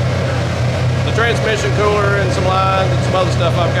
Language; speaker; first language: English; native; English